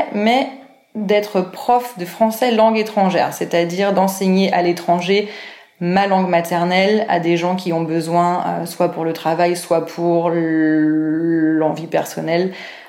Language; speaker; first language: French; native; French